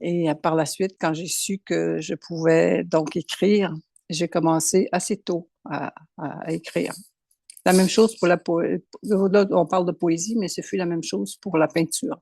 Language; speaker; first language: French; native; French